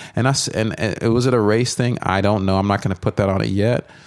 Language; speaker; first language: English; native; English